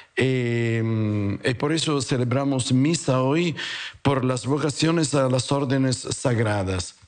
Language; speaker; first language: Spanish; non-native, fluent; Italian